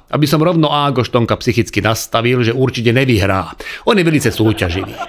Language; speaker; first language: Slovak; non-native, local second language; Hungarian